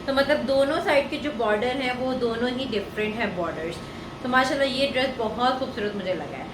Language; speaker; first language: Urdu; native; Urdu